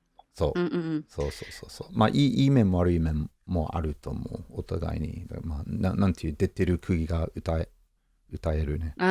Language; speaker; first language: Japanese; non-native, fluent; English